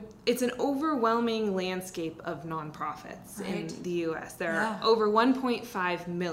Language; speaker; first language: English; native; English